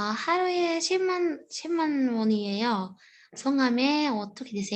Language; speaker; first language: Korean; non-native, learner; Arabic